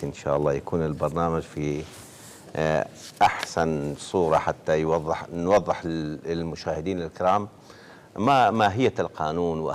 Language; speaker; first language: Arabic; non-native, local second language; Kurdish